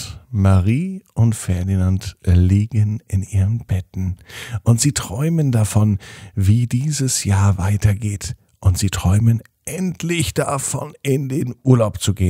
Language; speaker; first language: German; native; German